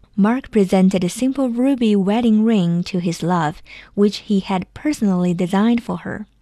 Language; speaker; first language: English; non-native, fluent; Chinese